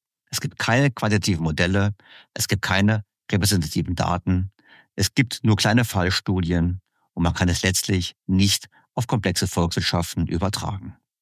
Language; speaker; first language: German; native; German